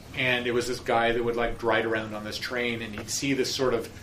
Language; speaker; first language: English; native; English